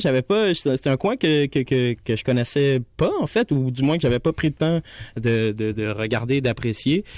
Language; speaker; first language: French; native; French